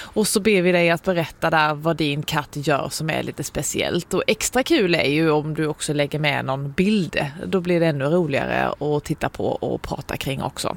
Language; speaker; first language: Swedish; native; Swedish